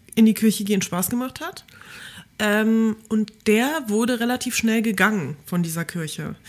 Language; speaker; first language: German; early bilingual, other home language; Polish